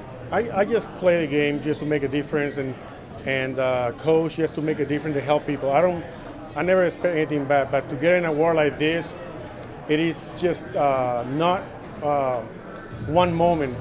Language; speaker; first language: English; non-native, local second language; Spanish